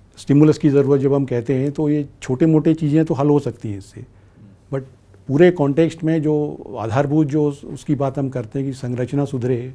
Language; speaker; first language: Hindi; native; Hindi